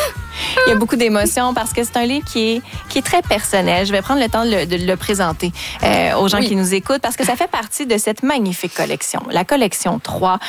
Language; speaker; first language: French; native; French